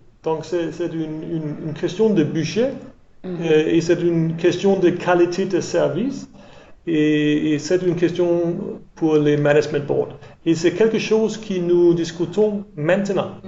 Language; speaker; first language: French; non-native, learner; English